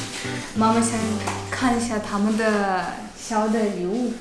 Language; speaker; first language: Chinese; non-native, fluent; Russian